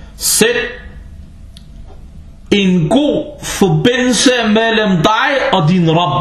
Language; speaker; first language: Danish; non-native, fluent; Arabic